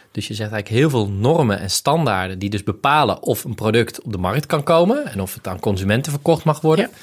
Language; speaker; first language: Dutch; native; Dutch